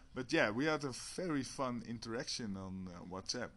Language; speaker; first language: English; non-native, fluent; Dutch